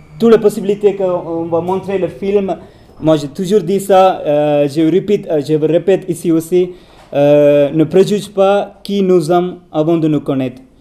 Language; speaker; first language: French; non-native, learner; Tamil